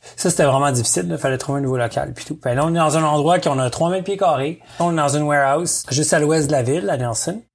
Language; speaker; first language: French; native; French